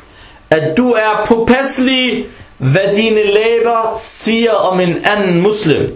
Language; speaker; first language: Danish; early bilingual, other home language; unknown